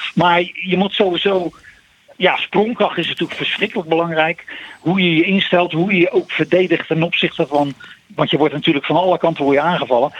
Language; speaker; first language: Dutch; native; Dutch